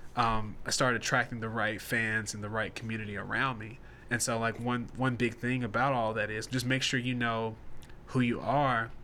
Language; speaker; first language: English; native; English